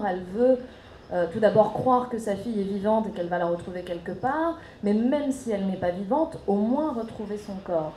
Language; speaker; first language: French; native; French